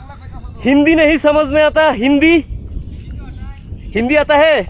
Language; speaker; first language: Hindi; non-native, learner; Bangla